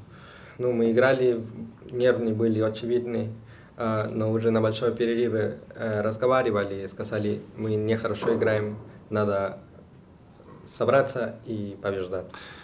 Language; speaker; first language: Russian; non-native, fluent; Spanish